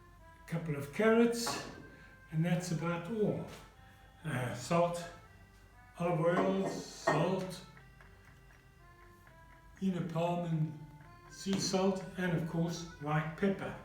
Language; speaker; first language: English; native; English